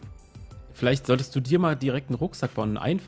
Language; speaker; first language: German; native; German